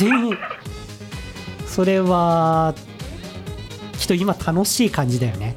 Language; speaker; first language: Japanese; native; Japanese